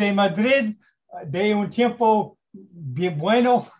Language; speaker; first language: Spanish; non-native, fluent; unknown